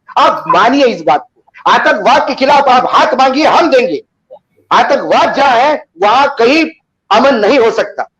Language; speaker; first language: Hindi; native; Hindi